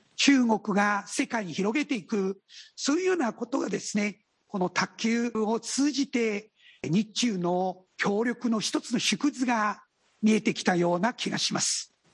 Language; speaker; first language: Japanese; non-native, fluent; Chinese